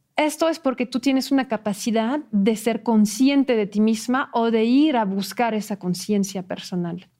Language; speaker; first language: Spanish; non-native, fluent; French